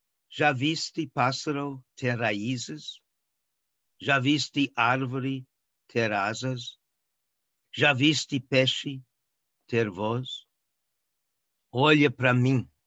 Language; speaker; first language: Portuguese; non-native, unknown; English